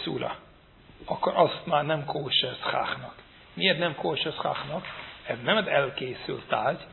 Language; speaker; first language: Hungarian; non-native, fluent; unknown